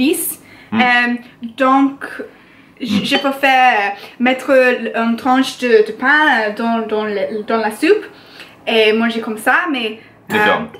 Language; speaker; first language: French; non-native, learner; English